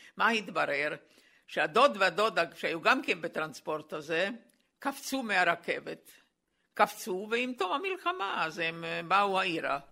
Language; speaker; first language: Hebrew; non-native, fluent; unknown